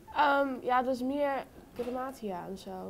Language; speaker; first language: Dutch; early bilingual, heritage; Dutch